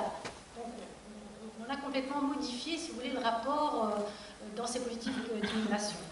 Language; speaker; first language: French; native; French